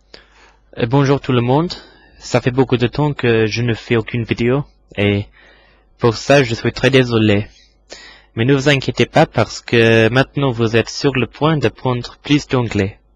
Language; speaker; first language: French; non-native, fluent; English